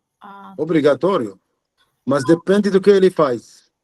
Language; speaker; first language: Portuguese; non-native, fluent; Arabic